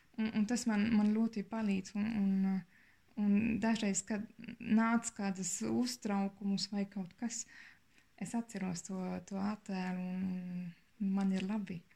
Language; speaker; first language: Latvian; non-native, learner; German